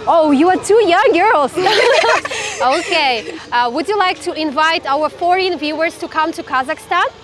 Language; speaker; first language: English; non-native, learner; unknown